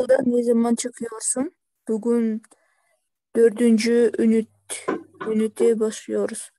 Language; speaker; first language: Turkish; non-native, learner; Kyrgyz